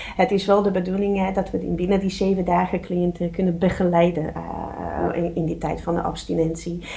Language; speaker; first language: Dutch; non-native, fluent; Czech